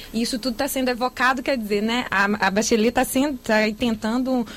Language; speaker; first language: Portuguese; native; Portuguese